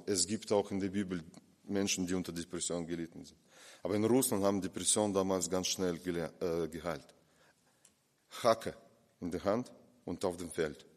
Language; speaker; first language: German; non-native, fluent; Russian